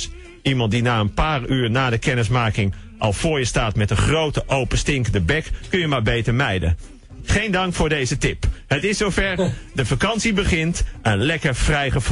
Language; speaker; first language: Dutch; native; Dutch